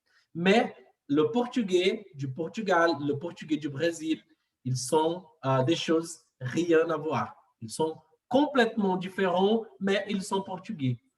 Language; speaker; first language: French; non-native, fluent; Portuguese